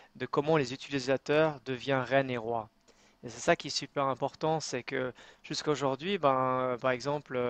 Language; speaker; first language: French; native; French